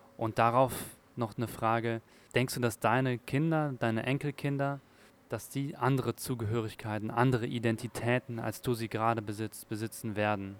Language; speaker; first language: German; native; German